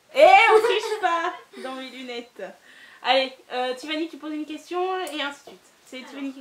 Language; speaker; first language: French; native; French